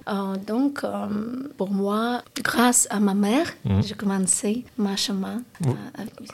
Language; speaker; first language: French; non-native, learner; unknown